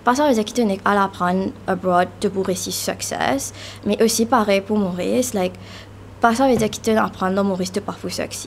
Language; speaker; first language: French; non-native, local second language; Morisyen